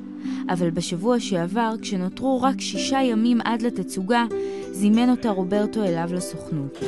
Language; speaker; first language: Hebrew; native; Hebrew